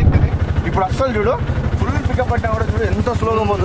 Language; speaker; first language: Telugu; native; Telugu